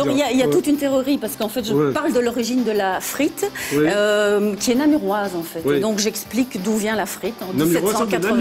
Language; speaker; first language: French; native; French